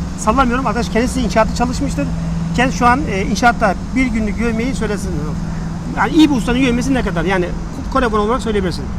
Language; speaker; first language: Turkish; native; Turkish